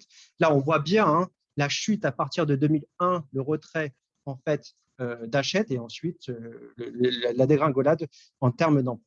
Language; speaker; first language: French; native; French